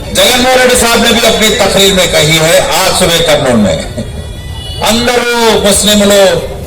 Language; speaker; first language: Urdu; native; Urdu